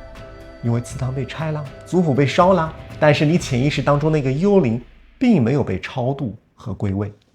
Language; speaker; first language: Chinese; native; Chinese